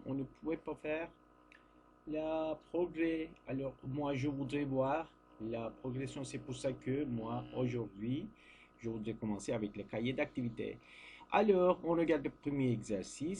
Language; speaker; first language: French; non-native, learner; Turkish